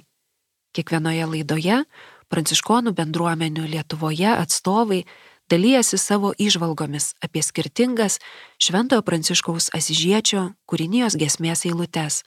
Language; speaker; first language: Lithuanian; native; Lithuanian